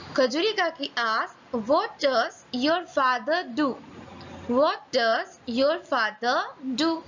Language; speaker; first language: English; non-native, local second language; Gujarati